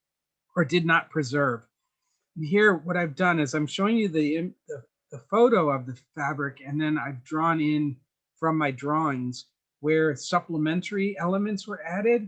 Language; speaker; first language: English; native; English